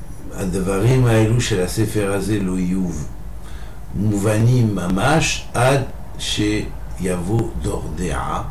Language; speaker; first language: Hebrew; non-native, fluent; French